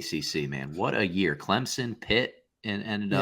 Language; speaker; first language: English; native; English